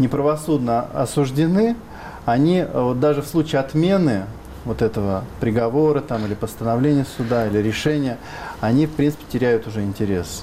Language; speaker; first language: Russian; native; Russian